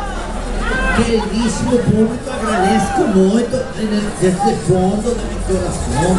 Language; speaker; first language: Portuguese; non-native, learner; Spanish